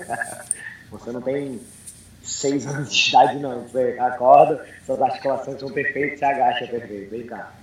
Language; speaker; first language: Portuguese; early bilingual, heritage; English